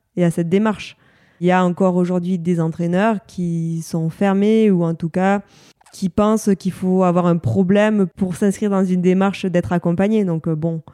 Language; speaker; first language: French; native; French